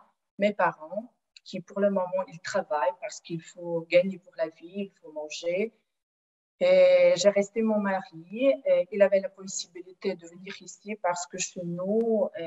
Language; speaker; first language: French; non-native, fluent; Ukrainian